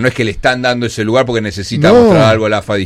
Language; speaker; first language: Spanish; native; Spanish